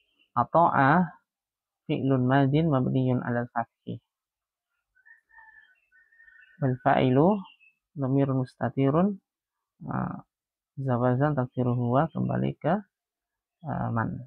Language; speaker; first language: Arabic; non-native, fluent; Indonesian